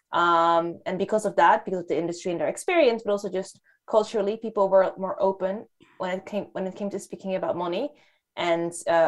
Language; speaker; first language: English; non-native, fluent; Dutch